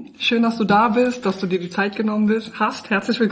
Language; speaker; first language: German; native; German